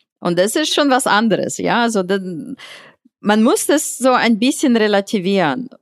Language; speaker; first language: German; non-native, fluent; Russian